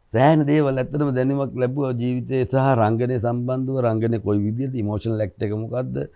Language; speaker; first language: Sinhala; native; Sinhala